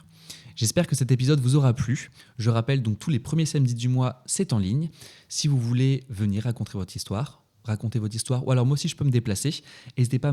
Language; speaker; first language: French; native; French